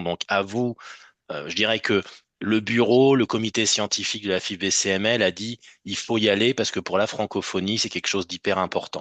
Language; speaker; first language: French; native; French